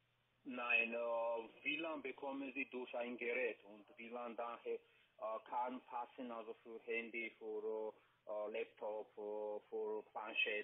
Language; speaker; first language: German; non-native, learner; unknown